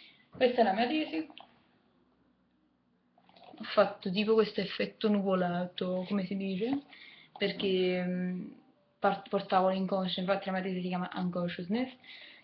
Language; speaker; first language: Italian; native; Italian